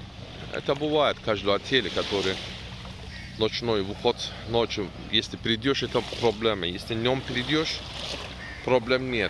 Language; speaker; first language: Russian; non-native, learner; Turkish